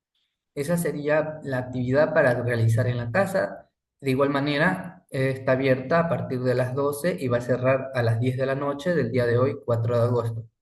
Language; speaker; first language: Spanish; native; Spanish